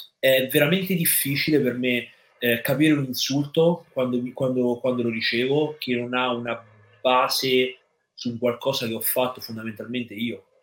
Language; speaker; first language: Italian; native; Italian